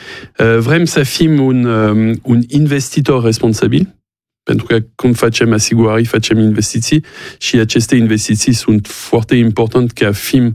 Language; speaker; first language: Romanian; non-native, fluent; French